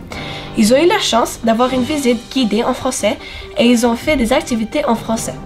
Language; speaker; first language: French; non-native, learner; English